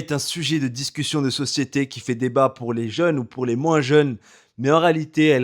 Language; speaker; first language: French; native; French